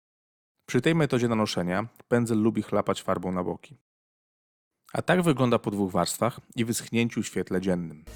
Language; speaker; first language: Polish; native; Polish